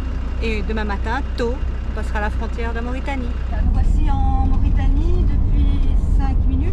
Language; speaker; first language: French; native; French